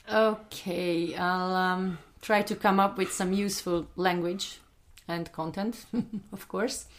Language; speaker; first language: English; non-native, fluent; Hungarian